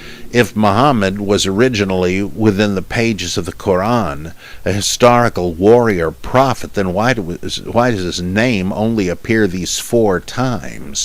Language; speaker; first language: English; native; English